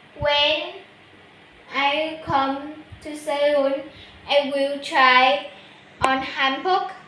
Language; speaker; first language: English; non-native, learner; Vietnamese